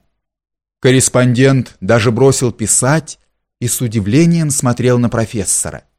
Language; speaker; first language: Russian; native; Russian